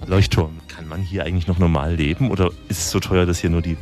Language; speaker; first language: German; native; German